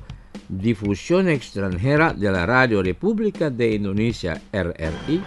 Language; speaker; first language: Spanish; non-native, fluent; Indonesian